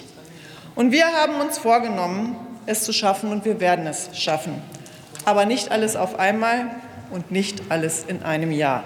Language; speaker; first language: German; native; German